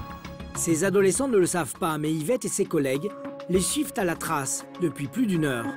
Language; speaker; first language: French; native; French